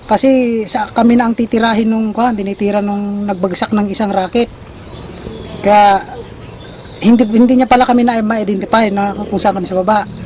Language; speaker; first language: Filipino; non-native, local second language; Iloko